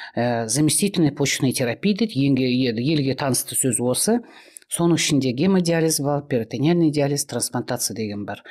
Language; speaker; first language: Russian; non-native, local second language; Kazakh